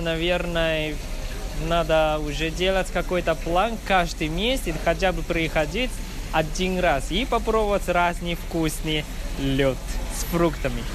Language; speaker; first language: Russian; non-native, learner; Chinese